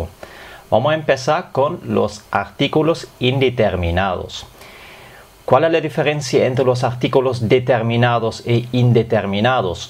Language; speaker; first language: Spanish; non-native, fluent; German